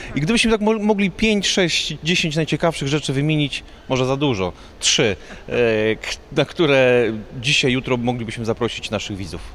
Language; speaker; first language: Polish; native; Polish